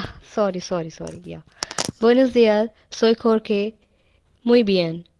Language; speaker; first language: Spanish; non-native, learner; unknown